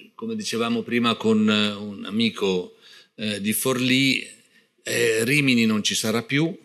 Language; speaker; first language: Italian; native; Italian